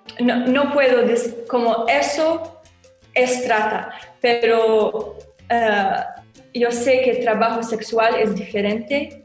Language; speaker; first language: Spanish; non-native, learner; Arabic